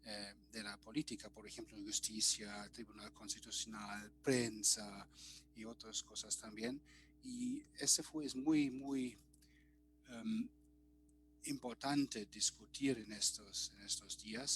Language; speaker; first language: Spanish; non-native, fluent; German